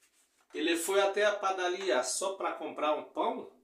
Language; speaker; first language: Portuguese; non-native, fluent; Haitian Creole